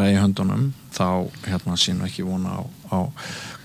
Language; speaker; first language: Icelandic; native; Icelandic